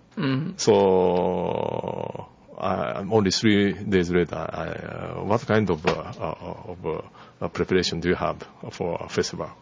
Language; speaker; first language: English; non-native, learner; Japanese